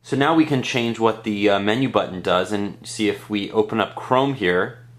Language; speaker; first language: English; native; English